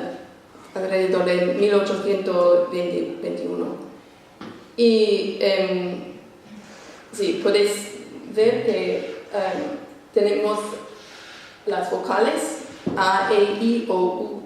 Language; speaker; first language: Spanish; non-native, fluent; English